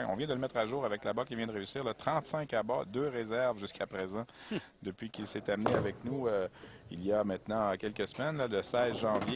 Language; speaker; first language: French; native; French